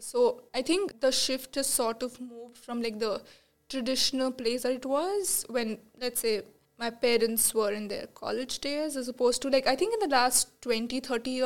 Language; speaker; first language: English; non-native, local second language; Marathi